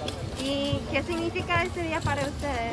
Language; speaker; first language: Spanish; non-native, fluent; English